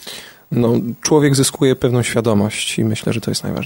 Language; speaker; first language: Polish; native; Polish